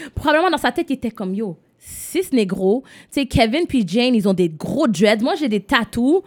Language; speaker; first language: French; non-native, local second language; English